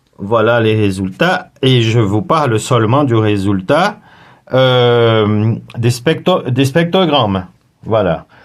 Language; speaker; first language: French; non-native, fluent; Portuguese